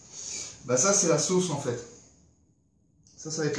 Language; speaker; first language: French; native; French